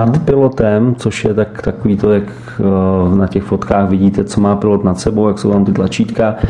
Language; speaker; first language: Czech; native; Czech